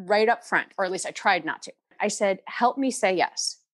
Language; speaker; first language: English; native; English